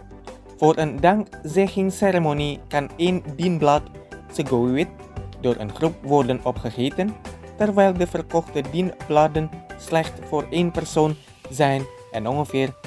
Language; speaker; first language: Dutch; non-native, fluent; Indonesian